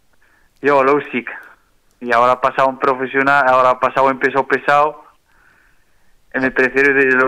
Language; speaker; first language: Spanish; non-native, fluent; Arabic